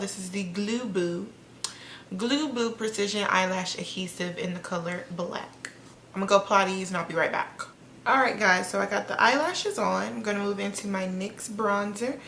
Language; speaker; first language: English; native; English